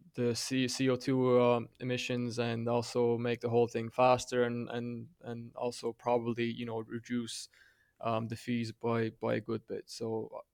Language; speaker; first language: English; non-native, fluent; Latvian